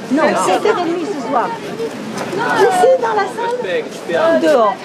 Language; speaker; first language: French; native; French